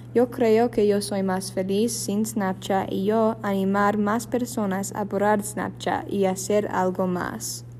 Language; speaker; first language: Spanish; non-native, learner; English